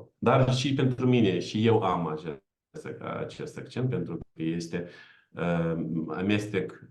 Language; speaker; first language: Romanian; non-native, learner; Ukrainian